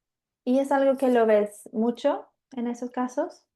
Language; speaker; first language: Spanish; non-native, fluent; English